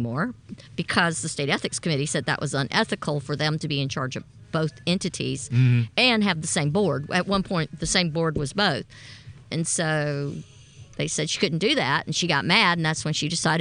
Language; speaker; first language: English; native; English